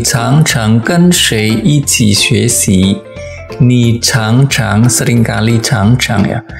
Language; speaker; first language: Chinese; non-native, fluent; Indonesian